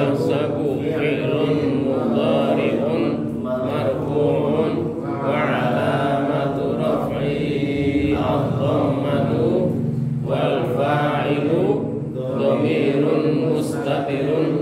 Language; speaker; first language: Arabic; non-native, learner; Indonesian